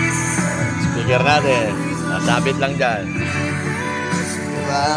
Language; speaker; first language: Filipino; native; Filipino